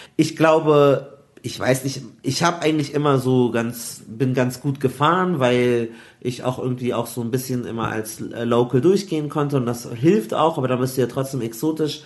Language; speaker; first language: German; early bilingual, other home language; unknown